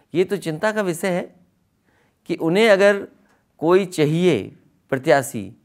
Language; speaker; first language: Hindi; native; Hindi